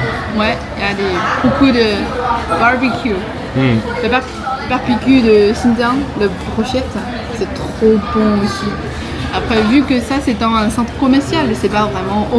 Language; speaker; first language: French; non-native, learner; Chinese